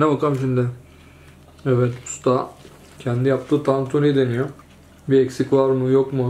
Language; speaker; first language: Turkish; native; Turkish